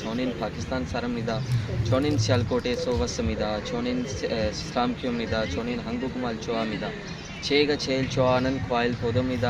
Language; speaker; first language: Korean; non-native, learner; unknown